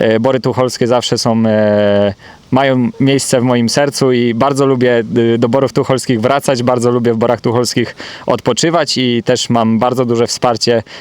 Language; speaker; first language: Polish; native; Polish